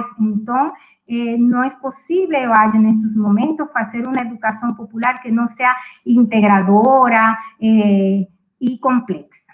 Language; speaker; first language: Portuguese; non-native, fluent; Spanish